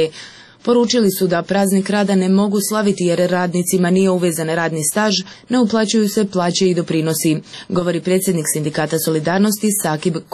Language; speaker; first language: Croatian; native; Croatian